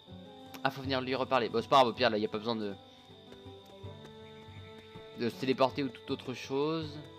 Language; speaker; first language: French; native; French